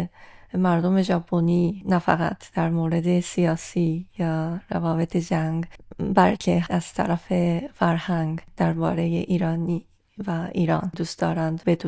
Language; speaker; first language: Persian; non-native, fluent; Japanese